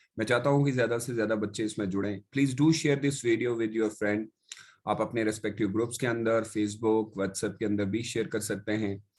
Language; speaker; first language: Hindi; native; Hindi